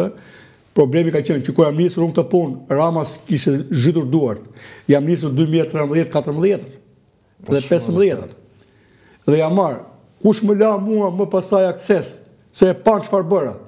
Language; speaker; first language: Albanian; native; Albanian